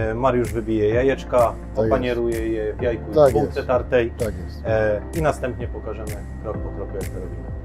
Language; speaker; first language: Polish; native; Polish